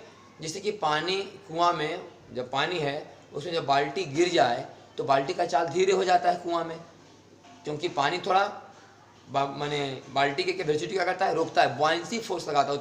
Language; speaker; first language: Hindi; native; Hindi